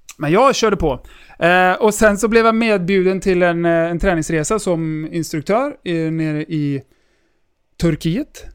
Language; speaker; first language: Swedish; native; Swedish